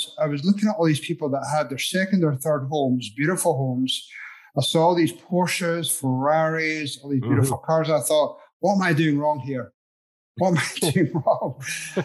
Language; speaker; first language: English; native; English